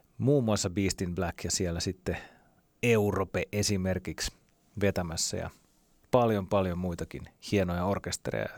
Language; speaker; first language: Finnish; native; Finnish